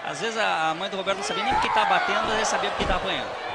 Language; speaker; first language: Portuguese; native; Portuguese